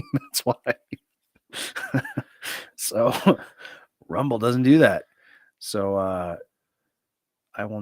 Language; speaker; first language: English; native; English